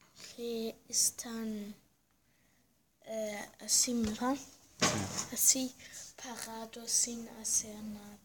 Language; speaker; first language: Spanish; early bilingual, heritage; Spanish